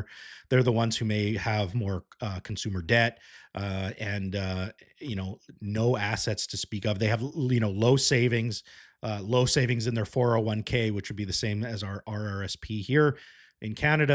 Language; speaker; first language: English; native; English